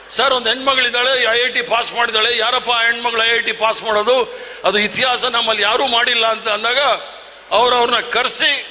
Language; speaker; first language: Kannada; non-native, local second language; Tulu